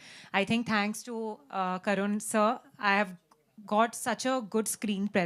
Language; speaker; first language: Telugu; non-native, learner; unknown